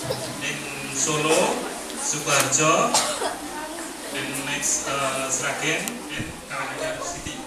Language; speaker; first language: English; non-native, learner; Indonesian